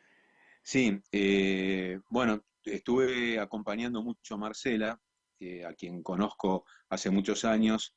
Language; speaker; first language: Spanish; native; Spanish